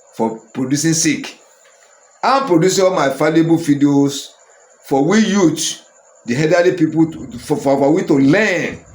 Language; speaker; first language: English; non-native, local second language; Yoruba